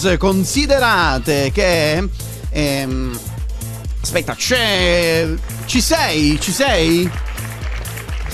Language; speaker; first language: Italian; native; Italian